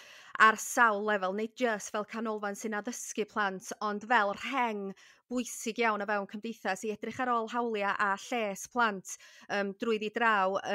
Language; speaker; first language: Welsh; native; Welsh